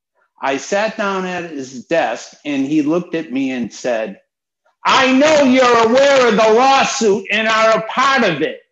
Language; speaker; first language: English; native; English